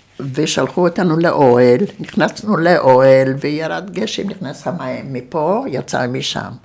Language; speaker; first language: Hebrew; early bilingual, other home language; Yiddish